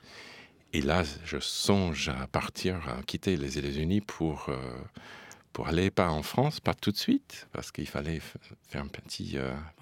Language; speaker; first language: French; non-native, fluent; English